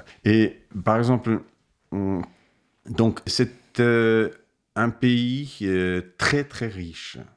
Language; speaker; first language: French; non-native, fluent; Russian